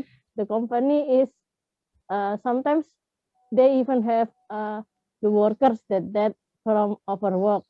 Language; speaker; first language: English; non-native, fluent; Indonesian